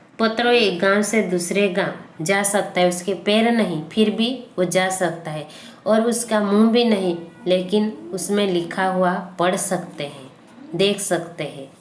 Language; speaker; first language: Hindi; non-native, local second language; Gujarati